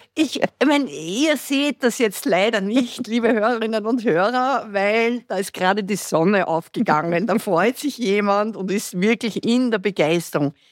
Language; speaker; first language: German; native; German